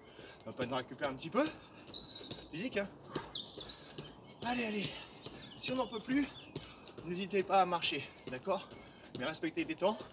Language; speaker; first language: French; native; French